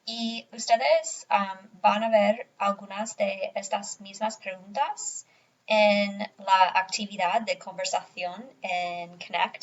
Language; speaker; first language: Spanish; non-native, fluent; English